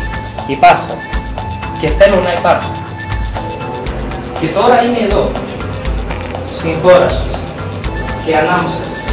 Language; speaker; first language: Greek; non-native, fluent; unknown